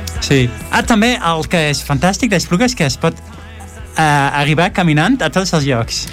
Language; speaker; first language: Catalan; non-native, fluent; Dutch